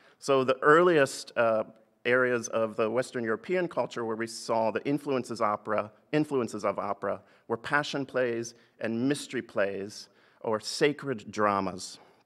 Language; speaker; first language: English; native; English